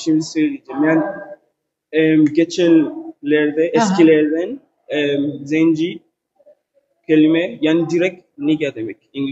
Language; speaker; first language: Turkish; non-native, learner; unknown